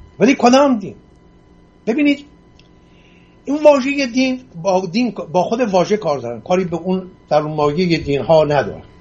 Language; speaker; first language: Persian; non-native, local second language; Assyrian Neo-Aramaic